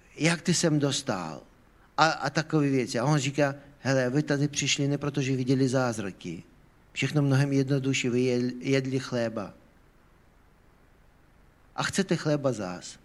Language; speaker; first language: Czech; non-native, fluent; Ukrainian